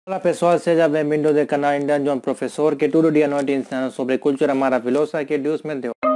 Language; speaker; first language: Portuguese; non-native, learner; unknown